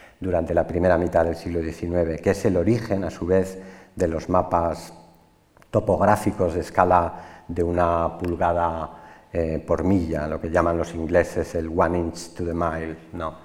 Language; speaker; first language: Spanish; native; Spanish